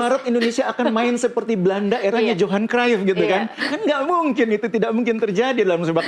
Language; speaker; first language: Indonesian; native; Indonesian